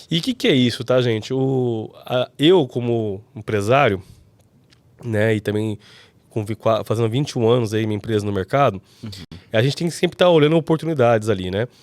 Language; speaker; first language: Portuguese; native; Portuguese